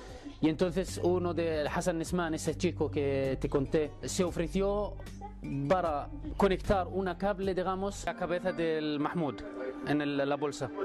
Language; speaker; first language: Spanish; non-native, fluent; Arabic